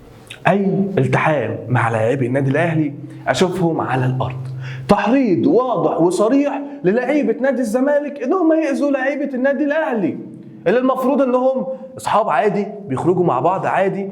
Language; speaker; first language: Arabic; native; Arabic